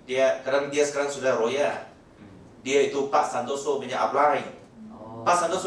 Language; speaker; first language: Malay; non-native, local second language; Chinese